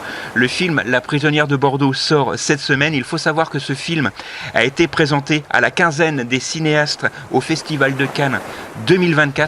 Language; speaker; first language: French; native; French